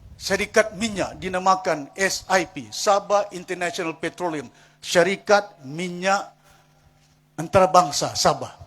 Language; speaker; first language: Malay; non-native, local second language; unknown